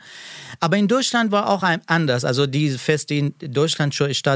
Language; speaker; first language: German; non-native, learner; Persian